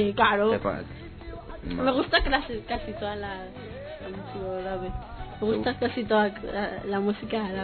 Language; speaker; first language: Spanish; early bilingual, other home language; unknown